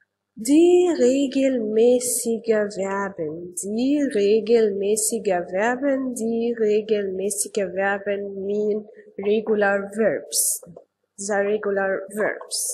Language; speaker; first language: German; non-native, fluent; Arabic